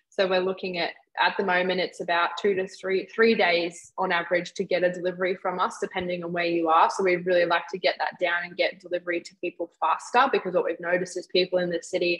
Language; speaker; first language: English; native; English